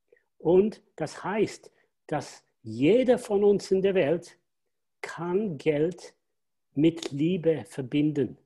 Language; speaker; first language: German; non-native, fluent; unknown